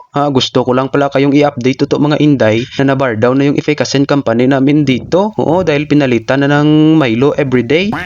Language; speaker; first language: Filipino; non-native, local second language; Hiligaynon